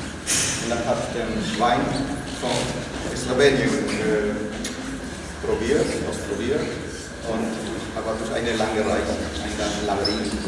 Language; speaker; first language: German; non-native, fluent; Spanish